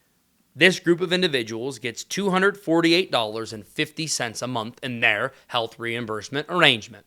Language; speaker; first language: English; native; English